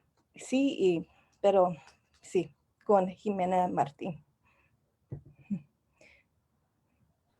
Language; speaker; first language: Spanish; non-native, learner; English